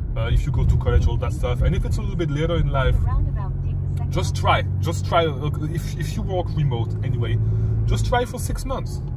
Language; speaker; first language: English; non-native, fluent; French